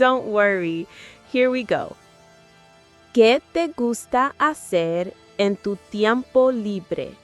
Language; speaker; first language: Spanish; non-native, fluent; English